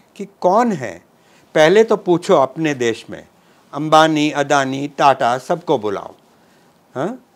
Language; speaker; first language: Hindi; non-native, local second language; Punjabi